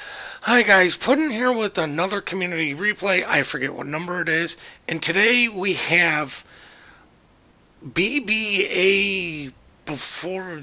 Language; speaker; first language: English; native; English